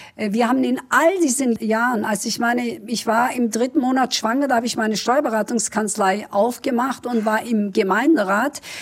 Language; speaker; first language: German; early bilingual, other home language; Kurdish